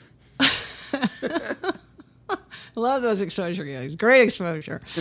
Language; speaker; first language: English; native; English